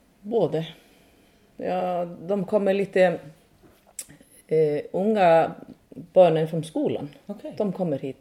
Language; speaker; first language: Swedish; non-native, fluent; Icelandic